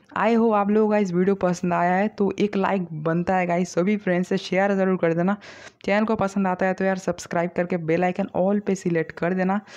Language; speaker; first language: Hindi; non-native, local second language; Bangla